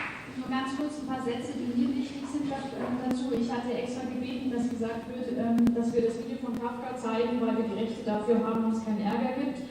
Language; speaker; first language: German; native; German